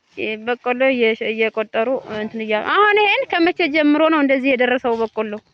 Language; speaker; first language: Amharic; non-native, local second language; Oromo